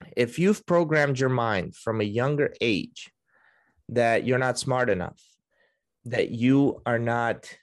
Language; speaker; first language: English; early bilingual, other home language; Russian